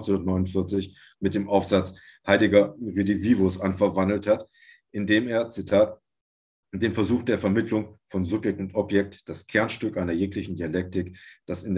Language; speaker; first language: German; native; German